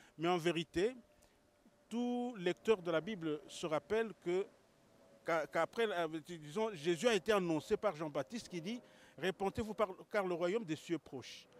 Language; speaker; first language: French; non-native, local second language; Lingala